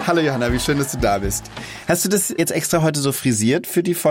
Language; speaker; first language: German; native; German